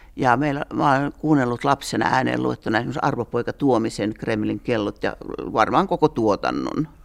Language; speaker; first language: Finnish; native; Finnish